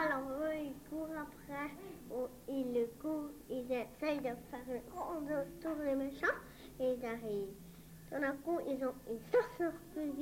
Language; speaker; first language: French; early bilingual, heritage; Spanish